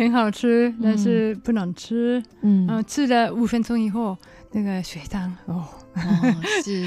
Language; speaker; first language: Chinese; non-native, learner; Japanese